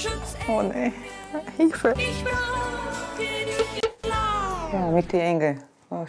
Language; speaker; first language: German; non-native, learner; Portuguese